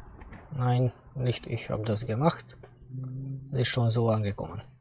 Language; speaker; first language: German; non-native, fluent; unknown